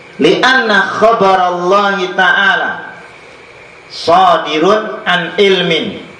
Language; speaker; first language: Arabic; non-native, fluent; Indonesian